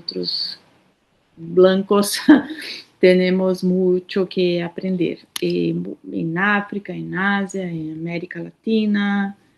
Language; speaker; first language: Spanish; non-native, learner; Portuguese